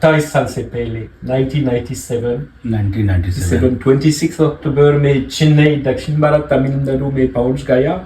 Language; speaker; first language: Hindi; non-native, learner; French